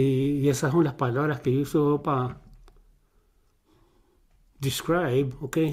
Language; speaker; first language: Spanish; early bilingual, heritage; Spanish